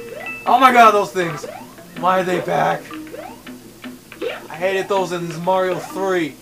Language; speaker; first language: English; native; English